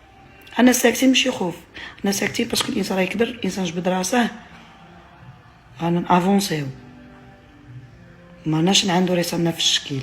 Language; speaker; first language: Arabic; native; Arabic